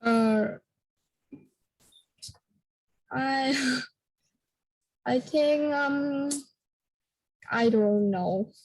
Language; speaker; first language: English; non-native, learner; Vietnamese